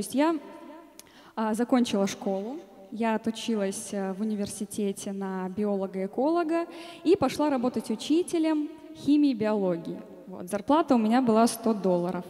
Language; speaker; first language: Russian; native; Russian